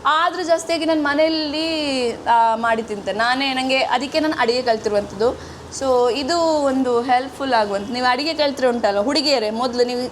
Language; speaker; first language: Kannada; native; Kannada